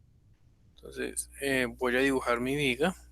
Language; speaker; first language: Spanish; native; Spanish